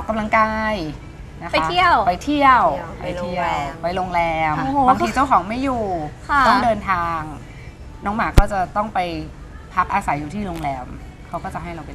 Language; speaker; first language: Thai; native; Thai